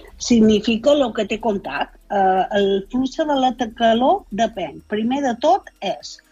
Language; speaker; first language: Catalan; native; Catalan